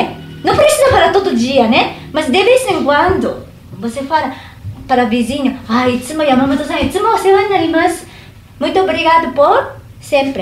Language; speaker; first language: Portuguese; non-native, learner; Japanese